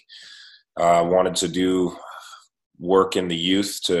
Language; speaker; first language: English; native; English